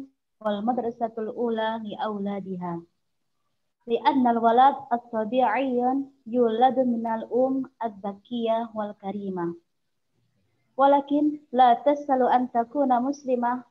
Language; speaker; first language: Arabic; non-native, learner; Indonesian